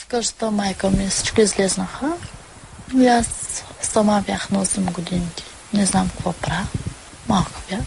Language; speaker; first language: Bulgarian; non-native, local second language; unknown